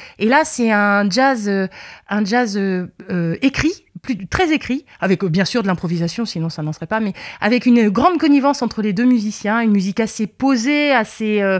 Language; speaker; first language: French; native; French